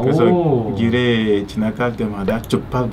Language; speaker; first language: Korean; non-native, learner; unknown